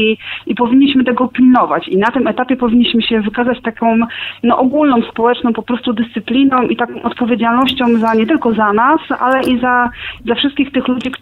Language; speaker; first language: Polish; native; Polish